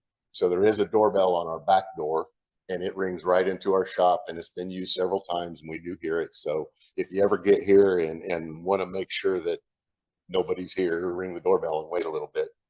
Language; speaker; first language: English; native; English